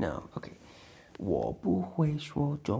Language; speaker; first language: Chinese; non-native, learner; English